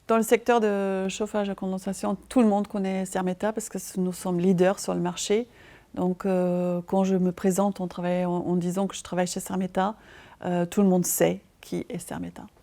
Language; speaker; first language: French; non-native, fluent; German